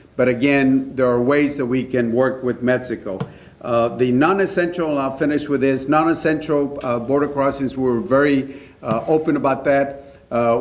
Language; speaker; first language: English; early bilingual, other home language; Spanish